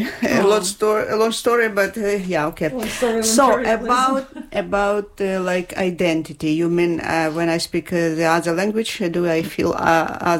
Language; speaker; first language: English; non-native, learner; Ukrainian